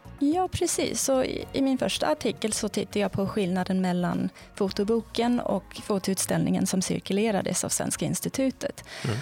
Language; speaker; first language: Swedish; non-native, fluent; English